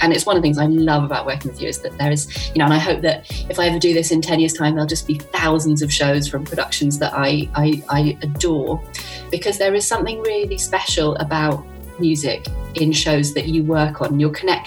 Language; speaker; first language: English; native; English